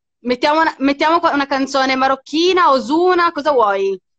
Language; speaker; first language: Italian; native; Italian